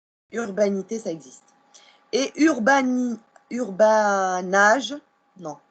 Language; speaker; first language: French; non-native, local second language; Arabic